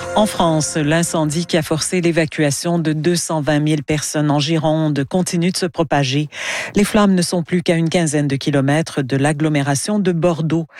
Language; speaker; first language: French; native; French